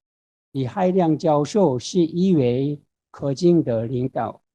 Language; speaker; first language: Chinese; non-native, fluent; Korean